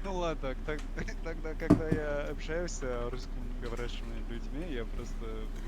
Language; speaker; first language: Russian; non-native, learner; English